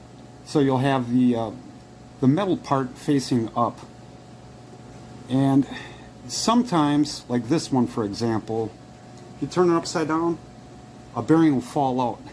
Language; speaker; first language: English; native; English